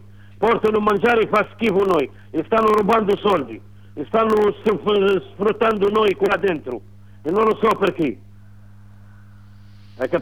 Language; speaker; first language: Italian; non-native, learner; Arabic